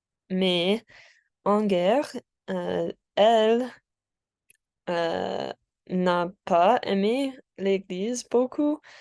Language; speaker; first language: French; non-native, learner; English